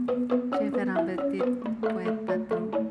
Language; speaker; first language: French; non-native, learner; Indonesian